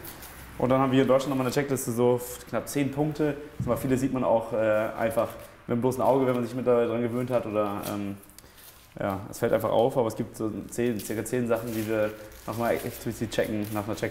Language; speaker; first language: German; native; German